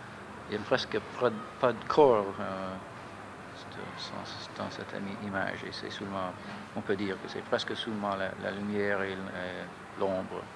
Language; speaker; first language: French; non-native, fluent; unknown